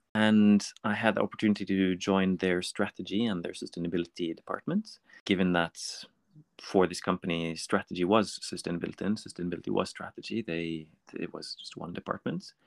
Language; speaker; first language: English; non-native, fluent; Norwegian